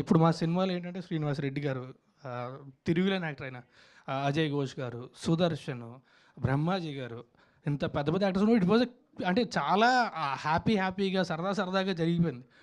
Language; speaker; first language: Telugu; native; Telugu